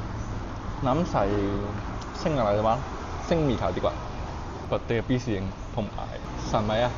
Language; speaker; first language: Thai; native; Thai